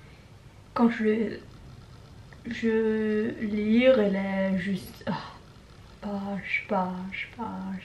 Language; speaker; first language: French; non-native, learner; Norwegian